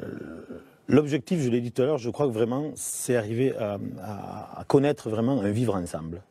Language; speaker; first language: French; native; French